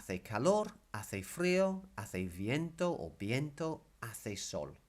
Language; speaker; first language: Spanish; non-native, fluent; English